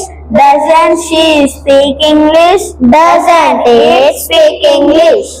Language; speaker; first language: English; non-native, learner; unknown